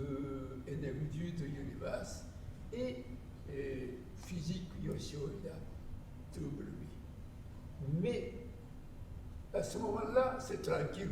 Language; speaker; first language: French; non-native, learner; Japanese